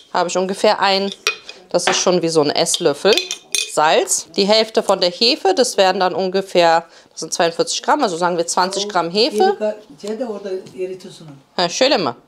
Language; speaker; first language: German; early bilingual, other home language; Polish